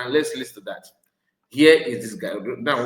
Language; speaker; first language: English; non-native, local second language; Igbo